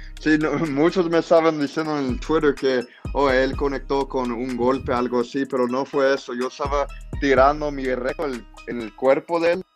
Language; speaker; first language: Spanish; early bilingual, heritage; English